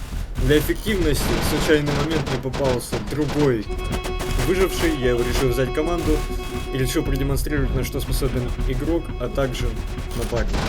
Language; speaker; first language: Russian; native; Russian